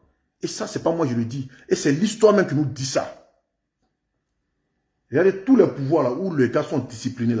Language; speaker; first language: French; native; French